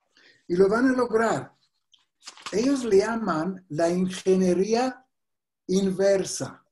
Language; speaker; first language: Spanish; non-native, fluent; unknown